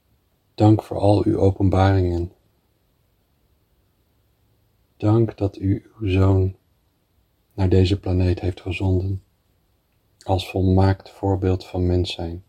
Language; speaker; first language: Dutch; native; Dutch